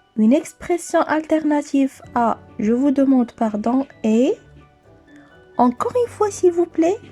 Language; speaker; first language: French; non-native, local second language; Arabic